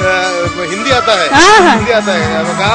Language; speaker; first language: Hindi; non-native, local second language; Malayalam